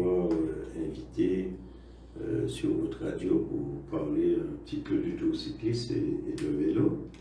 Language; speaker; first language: French; native; French